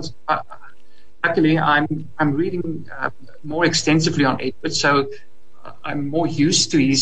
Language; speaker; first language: English; non-native, local second language; Afrikaans